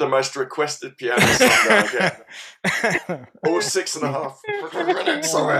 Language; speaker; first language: English; native; English